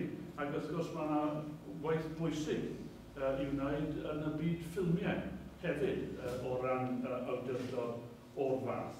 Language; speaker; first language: Welsh; native; Welsh